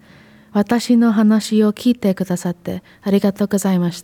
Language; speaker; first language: Japanese; non-native, learner; English